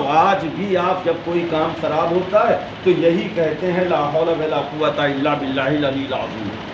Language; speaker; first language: Urdu; native; Urdu